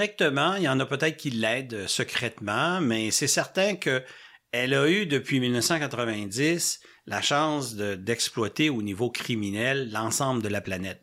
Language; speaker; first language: French; native; French